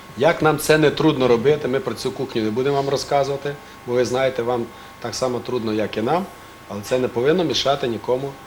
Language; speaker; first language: Ukrainian; native; Ukrainian